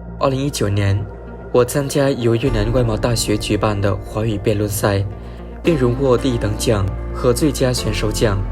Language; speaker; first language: Chinese; non-native, fluent; Vietnamese